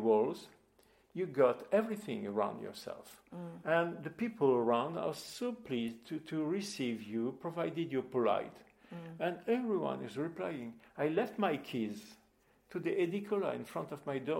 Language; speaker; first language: English; non-native, fluent; French